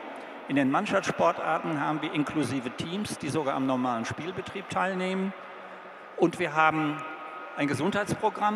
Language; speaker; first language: German; native; German